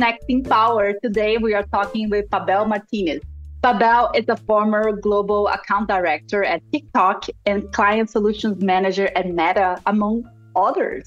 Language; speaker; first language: English; non-native, fluent; Portuguese